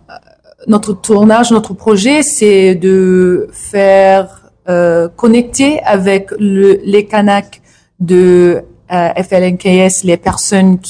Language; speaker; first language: French; non-native, learner; English